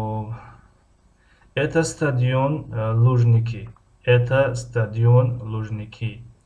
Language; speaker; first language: Russian; non-native, fluent; Tajik